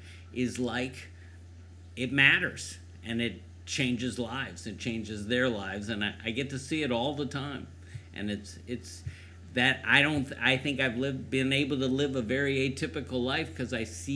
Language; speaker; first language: English; native; English